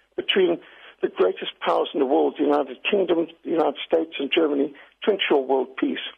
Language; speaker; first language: English; native; English